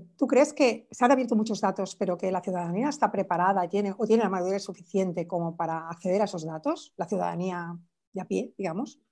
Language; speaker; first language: Spanish; native; Spanish